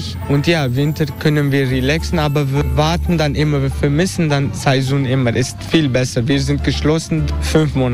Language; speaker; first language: German; non-native, learner; Turkish